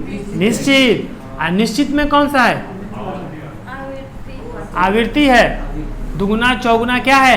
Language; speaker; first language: Hindi; non-native, local second language; Bhojpuri